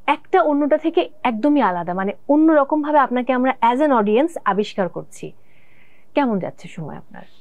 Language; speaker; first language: Bangla; native; Bangla